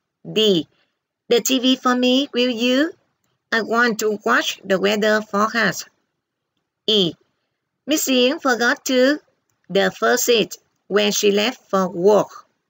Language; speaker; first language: English; non-native, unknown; Vietnamese